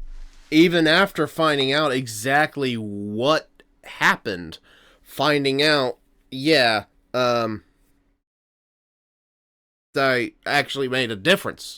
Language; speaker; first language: English; native; English